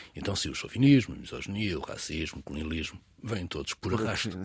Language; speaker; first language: Portuguese; native; Portuguese